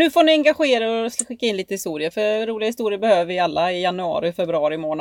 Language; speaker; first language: Swedish; native; Swedish